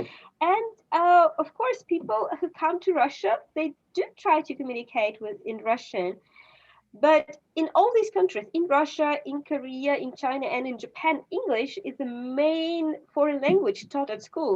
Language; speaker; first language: English; non-native, fluent; Russian